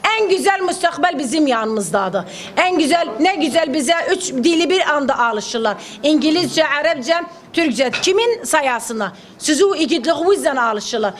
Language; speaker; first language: Turkish; non-native, learner; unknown